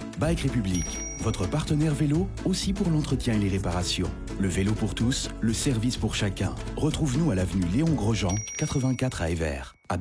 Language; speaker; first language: French; native; French